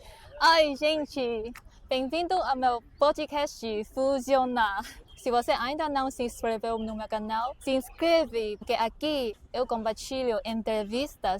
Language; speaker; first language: Portuguese; non-native, fluent; Chinese